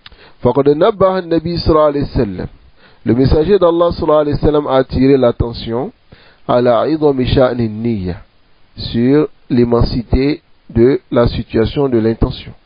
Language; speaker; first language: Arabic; non-native, fluent; French